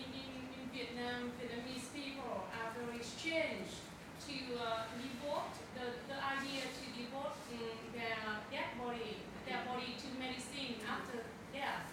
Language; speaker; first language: English; non-native, learner; Vietnamese